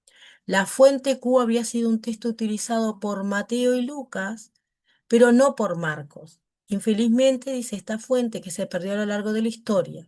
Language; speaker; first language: Spanish; native; Spanish